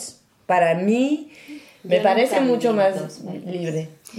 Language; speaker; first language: Spanish; non-native, learner; French